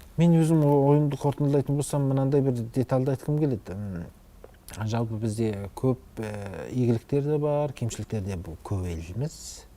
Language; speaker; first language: Kazakh; native; Kazakh